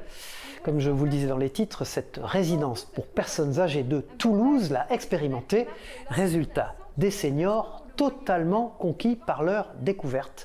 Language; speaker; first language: French; native; French